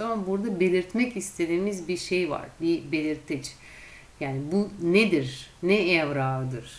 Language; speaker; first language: Turkish; non-native, fluent; Russian